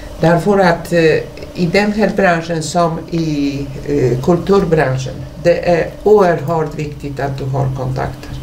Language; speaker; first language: Swedish; non-native, fluent; Polish